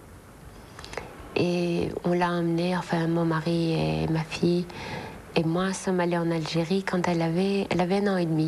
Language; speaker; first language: French; non-native, local second language; Arabic